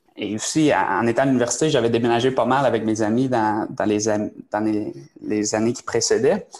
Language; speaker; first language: French; native; French